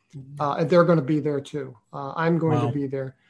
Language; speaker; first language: English; native; English